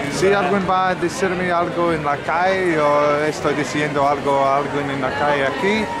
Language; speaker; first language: Spanish; non-native, learner; English